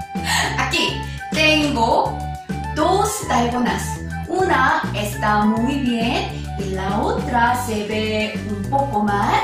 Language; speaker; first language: Spanish; non-native, fluent; Korean